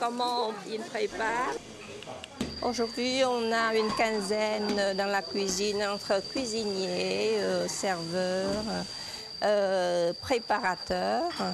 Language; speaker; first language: French; non-native, fluent; Vietnamese